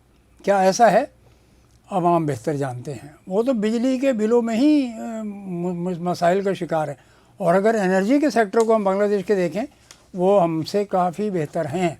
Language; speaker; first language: Urdu; native; Urdu